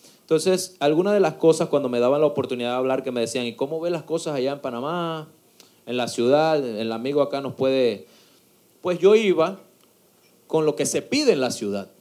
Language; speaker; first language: Spanish; native; Spanish